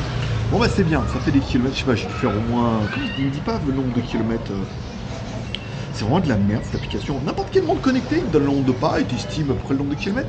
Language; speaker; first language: French; native; French